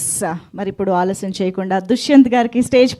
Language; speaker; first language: Telugu; native; Telugu